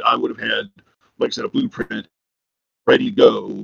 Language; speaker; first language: English; native; English